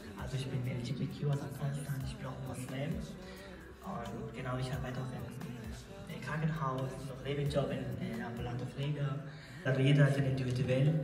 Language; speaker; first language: German; non-native, learner; Persian